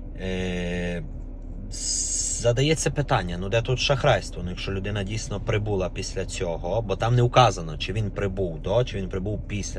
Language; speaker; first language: Ukrainian; native; Ukrainian